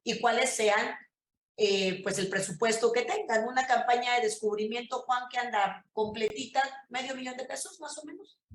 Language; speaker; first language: Spanish; native; Spanish